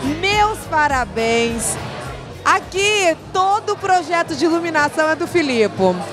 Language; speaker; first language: Portuguese; native; Portuguese